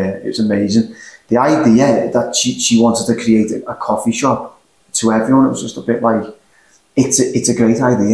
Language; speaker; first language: English; native; English